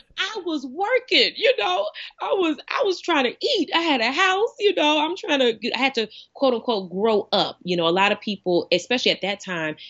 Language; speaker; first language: English; native; English